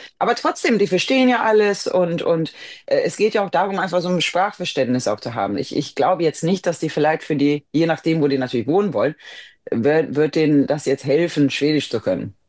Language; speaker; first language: German; non-native, fluent; Swedish